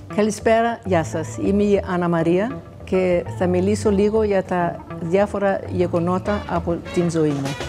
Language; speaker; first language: Greek; non-native, fluent; Danish